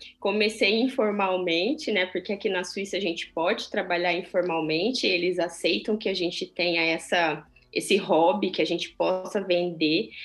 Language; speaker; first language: Portuguese; native; Portuguese